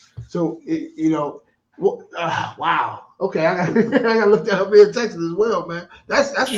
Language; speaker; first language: English; native; English